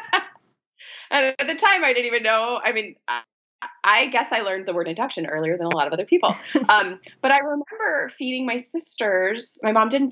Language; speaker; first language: English; native; English